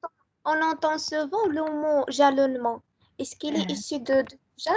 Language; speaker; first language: French; non-native, local second language; Arabic